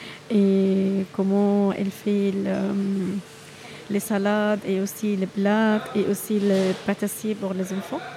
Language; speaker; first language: French; non-native, learner; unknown